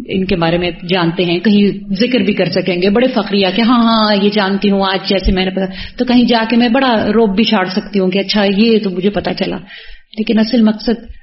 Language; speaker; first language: Urdu; native; Urdu